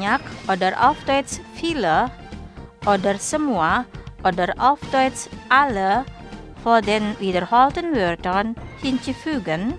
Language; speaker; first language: German; non-native, fluent; Indonesian